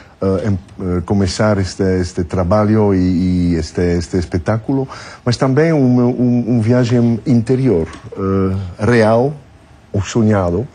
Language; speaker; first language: Portuguese; non-native, fluent; French